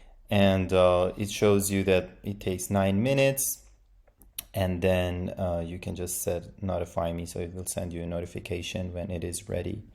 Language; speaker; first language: English; non-native, fluent; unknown